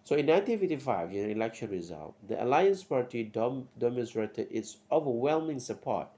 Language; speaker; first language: English; non-native, local second language; Malay